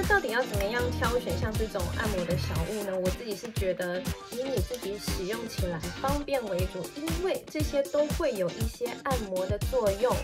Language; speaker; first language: Chinese; native; Chinese